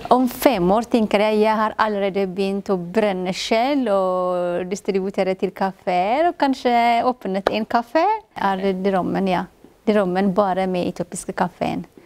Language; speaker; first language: Norwegian; non-native, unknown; Amharic